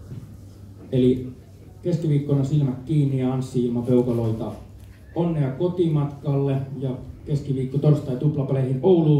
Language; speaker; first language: Finnish; native; Finnish